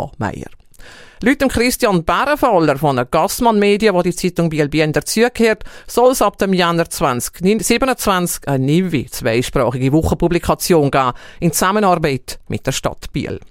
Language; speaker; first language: German; native; German